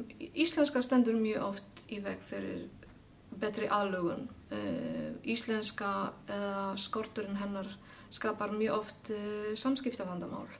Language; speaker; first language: Icelandic; non-native, fluent; Polish